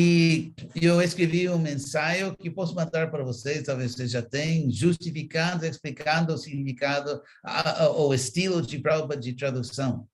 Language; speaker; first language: Portuguese; non-native, fluent; English